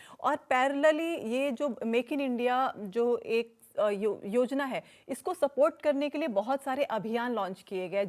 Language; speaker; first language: Hindi; native; Hindi